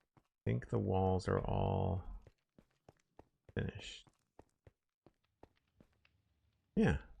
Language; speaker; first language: English; native; English